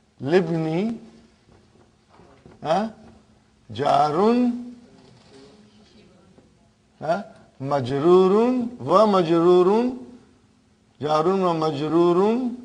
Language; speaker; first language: Arabic; non-native, fluent; Urdu